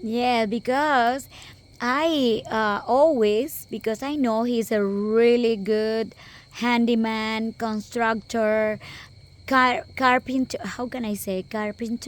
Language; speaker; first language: English; non-native, local second language; Spanish